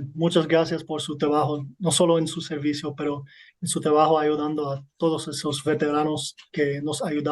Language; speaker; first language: Spanish; non-native, learner; English